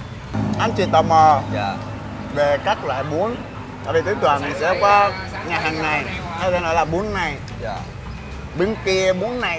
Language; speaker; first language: Vietnamese; non-native, fluent; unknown